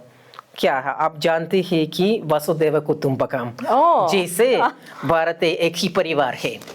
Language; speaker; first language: Hindi; non-native, fluent; Russian